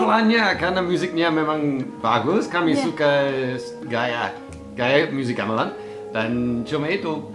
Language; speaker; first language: Indonesian; non-native, fluent; English